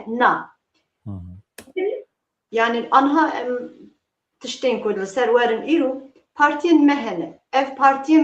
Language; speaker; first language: Kurdish; native; Kurdish